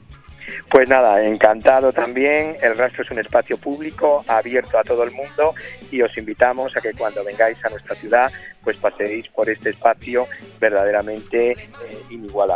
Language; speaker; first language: Spanish; native; Spanish